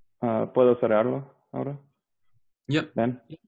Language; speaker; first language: Spanish; non-native, learner; English